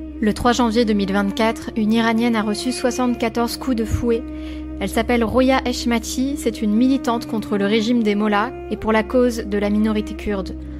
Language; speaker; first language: French; native; French